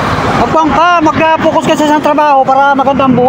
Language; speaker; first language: Filipino; native; Filipino